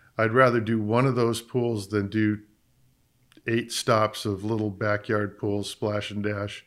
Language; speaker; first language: English; native; English